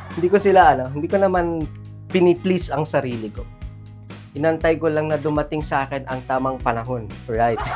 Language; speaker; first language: Filipino; non-native, local second language; Iloko